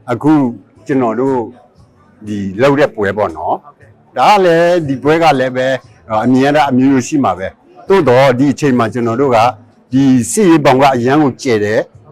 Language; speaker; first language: Burmese; non-native, local second language; S'gaw Karen